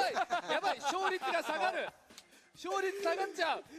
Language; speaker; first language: Japanese; native; Japanese